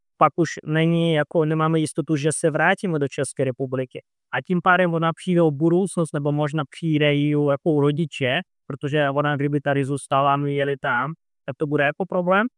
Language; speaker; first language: Czech; non-native, fluent; Russian